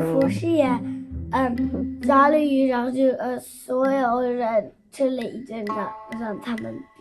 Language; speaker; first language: Chinese; early bilingual, heritage; Chinese